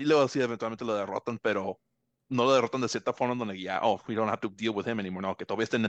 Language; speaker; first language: Spanish; early bilingual, heritage; Spanish